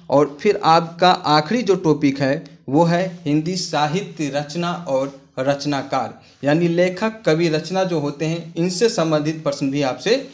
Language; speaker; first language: Hindi; native; Hindi